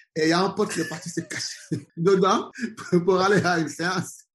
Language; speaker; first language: French; non-native, local second language; Wolof